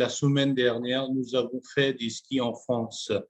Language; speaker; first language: French; non-native, fluent; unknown